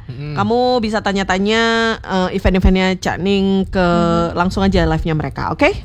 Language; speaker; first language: Indonesian; non-native, local second language; Javanese